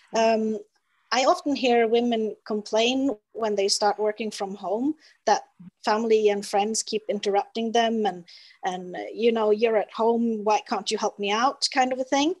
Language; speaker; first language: English; non-native, fluent; Norwegian